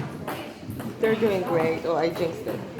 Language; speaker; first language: English; non-native, learner; Indonesian